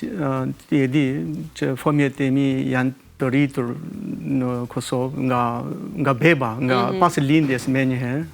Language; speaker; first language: Albanian; non-native, learner; Korean